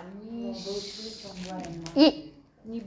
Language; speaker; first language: Chinese; non-native, learner; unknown